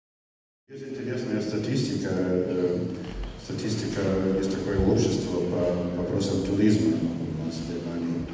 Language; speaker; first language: Russian; non-native, fluent; German